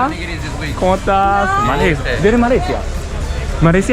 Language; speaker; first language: Spanish; non-native, learner; Japanese